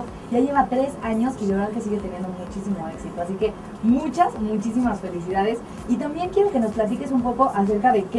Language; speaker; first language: Spanish; native; Spanish